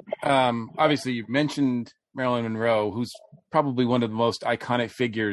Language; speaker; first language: English; native; English